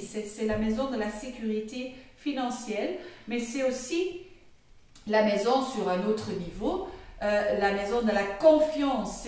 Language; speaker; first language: French; non-native, local second language; Dutch